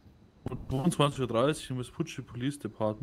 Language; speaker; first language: German; native; German